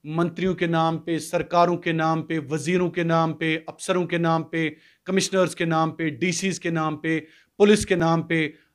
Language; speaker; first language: Hindi; non-native, local second language; Kashmiri